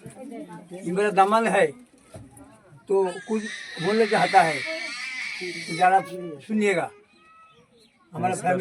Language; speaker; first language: Hindi; non-native, local second language; Bangla